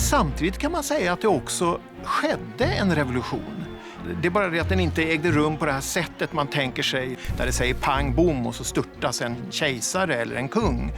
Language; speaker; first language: Swedish; native; Swedish